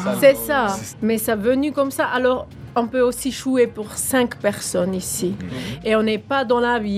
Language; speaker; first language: French; non-native, local second language; German